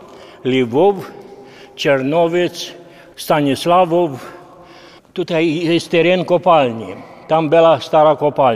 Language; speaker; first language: Polish; early bilingual, heritage; Polish